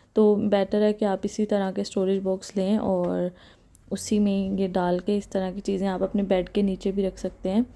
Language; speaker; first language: Urdu; native; Urdu